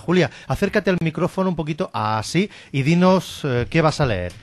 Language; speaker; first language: Spanish; native; Spanish